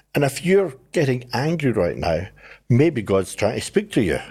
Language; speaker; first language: English; native; English